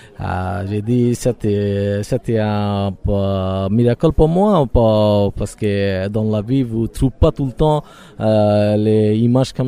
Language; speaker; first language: French; non-native, learner; Bangla